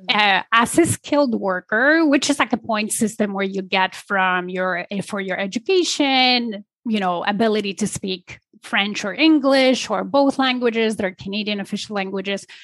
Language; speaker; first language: English; non-native, fluent; Polish